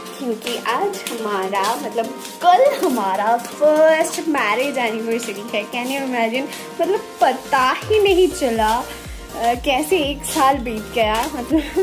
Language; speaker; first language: Hindi; non-native, local second language; Bangla